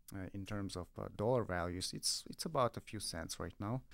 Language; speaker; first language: English; non-native, fluent; Russian